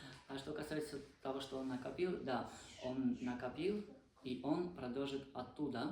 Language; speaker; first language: Russian; non-native, fluent; Armenian